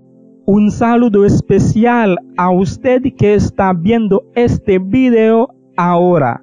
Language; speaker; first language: Spanish; non-native, fluent; Haitian Creole